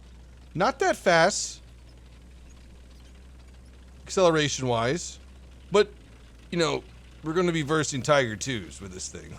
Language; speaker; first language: English; native; English